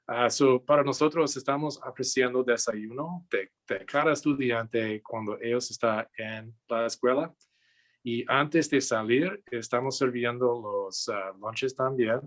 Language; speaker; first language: Spanish; non-native, learner; English